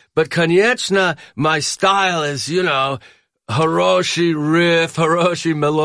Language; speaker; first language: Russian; non-native, learner; English